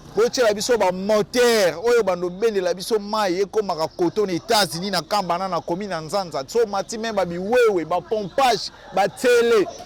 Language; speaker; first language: Lingala; non-native, local second language; Kongo